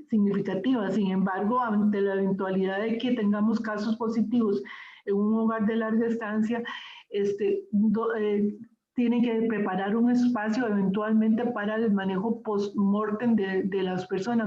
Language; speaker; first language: Spanish; native; Spanish